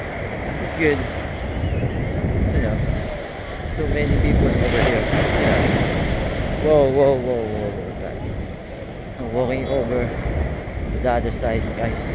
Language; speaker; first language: English; non-native, local second language; Filipino